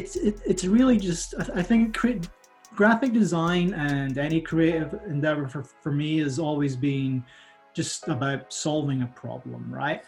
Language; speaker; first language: English; native; English